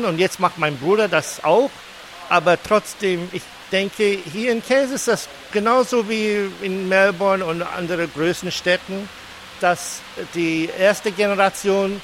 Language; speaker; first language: German; non-native, fluent; English